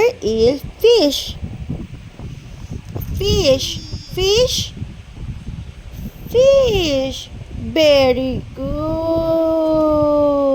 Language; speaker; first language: English; non-native, local second language; Filipino